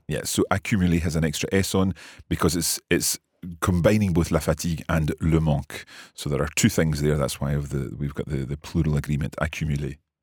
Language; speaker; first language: English; native; English